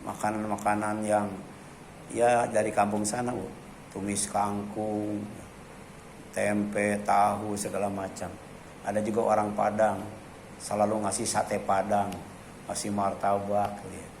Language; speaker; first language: Indonesian; native; Indonesian